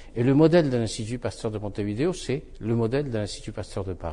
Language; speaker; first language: French; non-native, fluent; Spanish